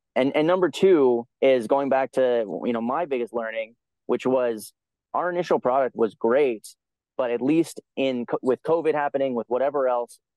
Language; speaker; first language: English; native; English